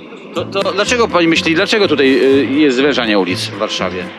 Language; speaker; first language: Polish; native; Polish